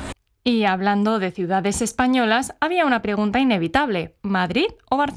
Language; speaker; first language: Spanish; non-native, learner; Czech